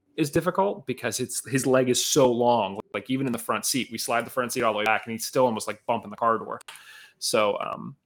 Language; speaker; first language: English; native; English